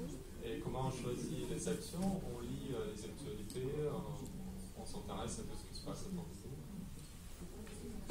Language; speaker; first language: French; non-native, fluent; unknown